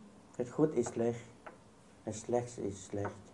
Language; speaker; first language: Dutch; non-native, fluent; Vietnamese